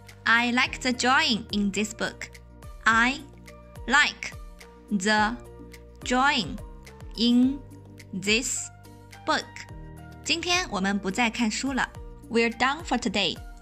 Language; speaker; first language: English; non-native, fluent; Chinese